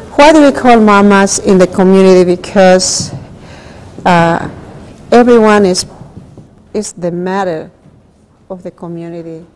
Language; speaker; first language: English; non-native, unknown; Quechua